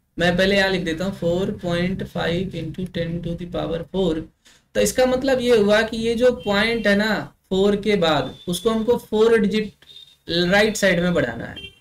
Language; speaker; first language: Hindi; native; Hindi